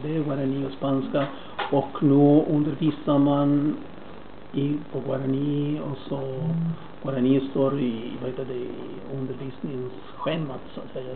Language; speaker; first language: Swedish; non-native, fluent; Spanish